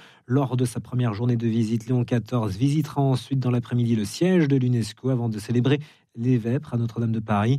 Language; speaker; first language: French; native; French